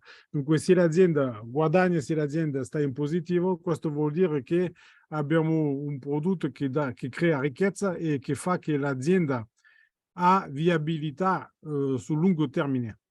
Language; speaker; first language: Italian; non-native, fluent; French